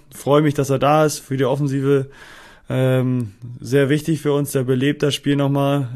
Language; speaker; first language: German; native; German